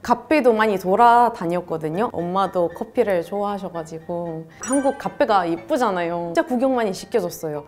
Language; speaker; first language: Korean; non-native, fluent; Arabic